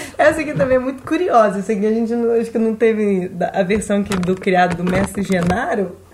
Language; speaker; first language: Portuguese; native; Portuguese